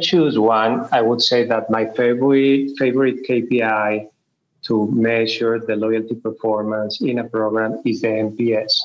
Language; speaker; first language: English; non-native, fluent; Spanish